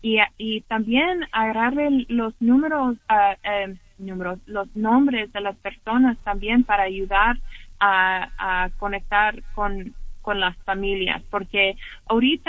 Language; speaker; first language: Spanish; early bilingual, heritage; English